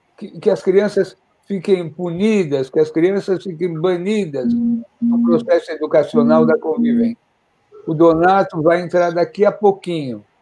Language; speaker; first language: Portuguese; native; Portuguese